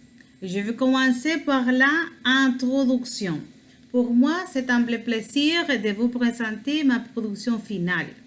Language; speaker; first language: French; non-native, learner; Spanish